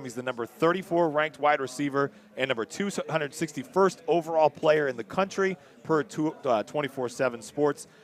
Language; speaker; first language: English; native; English